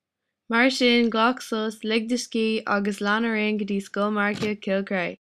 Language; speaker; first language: Irish; non-native, local second language; English